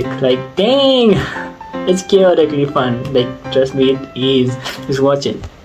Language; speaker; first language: English; non-native, local second language; Nepali